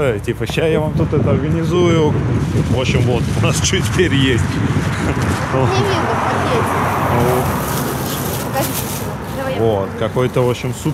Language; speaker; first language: Russian; native; Russian